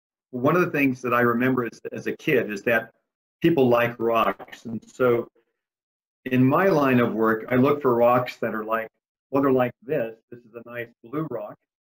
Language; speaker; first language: English; early bilingual, other home language; Spanish